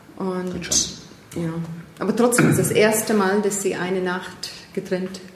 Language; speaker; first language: German; non-native, fluent; English